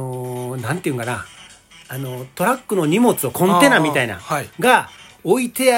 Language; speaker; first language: Japanese; native; Japanese